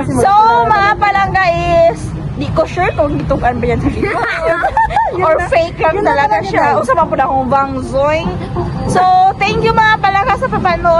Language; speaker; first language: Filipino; non-native, local second language; Cebuano